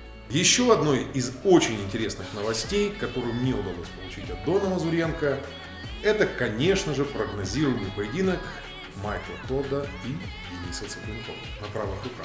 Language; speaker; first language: Russian; native; Russian